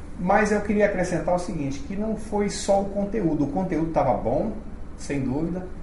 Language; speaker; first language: Portuguese; native; Portuguese